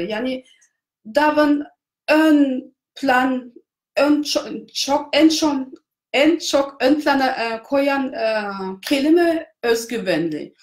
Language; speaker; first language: Turkish; non-native, fluent; German